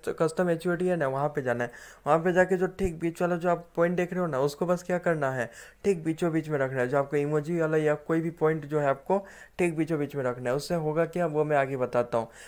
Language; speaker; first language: Hindi; native; Hindi